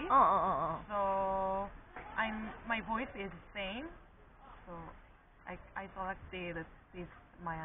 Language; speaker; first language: English; non-native, fluent; Korean